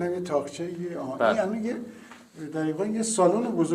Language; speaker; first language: Persian; native; Persian